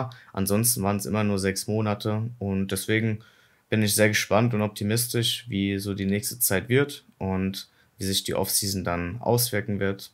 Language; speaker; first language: German; native; German